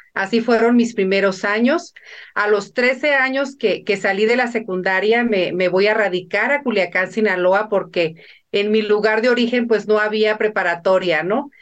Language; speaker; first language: Spanish; native; Spanish